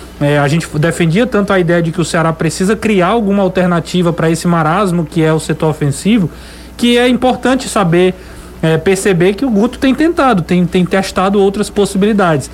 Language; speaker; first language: Portuguese; native; Portuguese